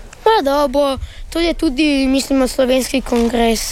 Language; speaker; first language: Slovenian; early bilingual, heritage; Italian